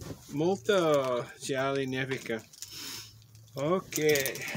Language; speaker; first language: Italian; non-native, learner; English